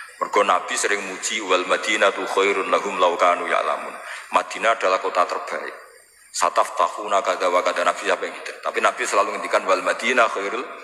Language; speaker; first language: Indonesian; non-native, local second language; Javanese